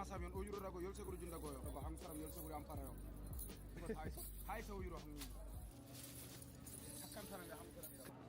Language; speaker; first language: Korean; non-native, learner; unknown